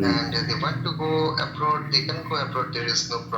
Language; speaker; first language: English; non-native, local second language; Bangla